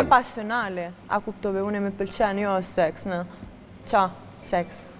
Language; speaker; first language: Albanian; early bilingual, heritage; Albanian